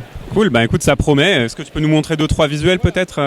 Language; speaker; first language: French; native; French